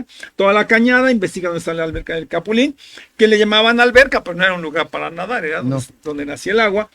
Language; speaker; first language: Spanish; native; Spanish